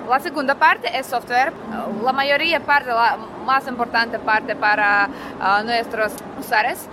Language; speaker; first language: Spanish; non-native, learner; Russian